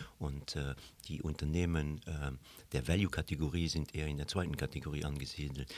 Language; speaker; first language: German; non-native, local second language; Luxembourgish